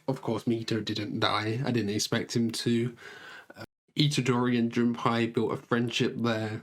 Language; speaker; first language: English; native; English